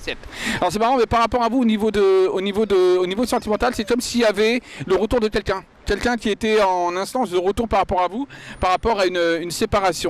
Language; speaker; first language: French; native; French